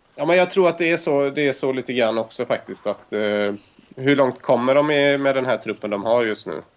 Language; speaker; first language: Swedish; native; Swedish